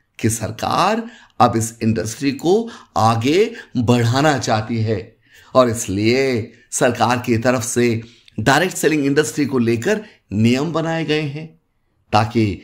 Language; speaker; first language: Hindi; native; Hindi